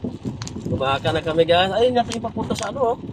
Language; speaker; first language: Filipino; non-native, local second language; Bikol